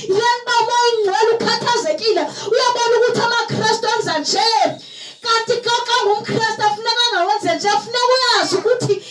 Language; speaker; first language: Zulu; non-native, local second language; Xhosa